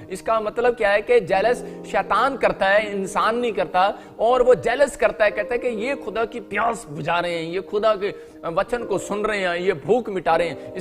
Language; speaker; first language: Hindi; native; Hindi